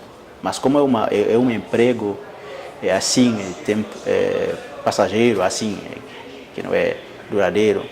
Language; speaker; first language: Portuguese; non-native, fluent; Haitian Creole